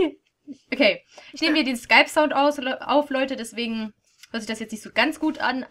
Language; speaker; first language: German; native; German